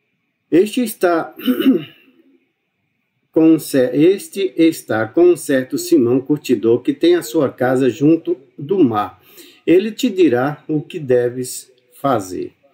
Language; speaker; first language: Portuguese; native; Portuguese